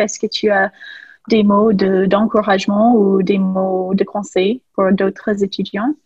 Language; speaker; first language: French; non-native, fluent; English